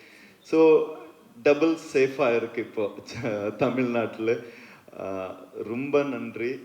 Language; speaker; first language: Tamil; non-native, learner; Kannada